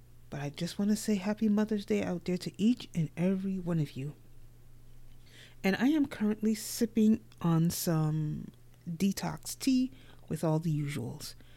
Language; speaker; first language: English; native; English